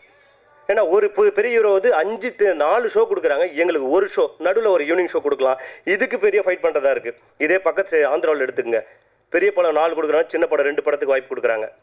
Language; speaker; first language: Tamil; native; Tamil